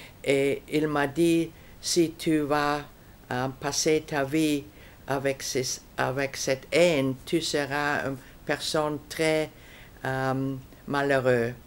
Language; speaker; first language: French; non-native, fluent; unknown